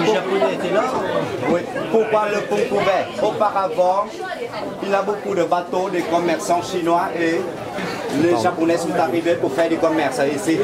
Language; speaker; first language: French; non-native, fluent; Vietnamese